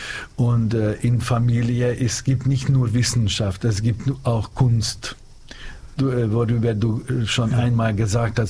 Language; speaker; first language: German; non-native, learner; Hungarian